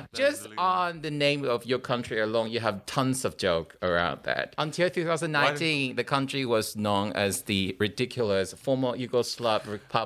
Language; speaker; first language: English; non-native, fluent; Chinese